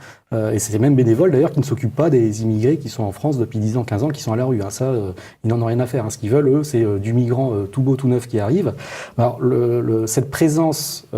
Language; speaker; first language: French; native; French